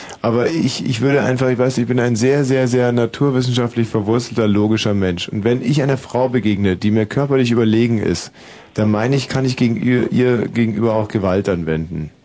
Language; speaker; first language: German; native; German